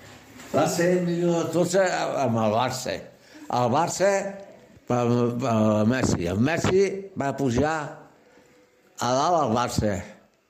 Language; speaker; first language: Catalan; non-native, local second language; Spanish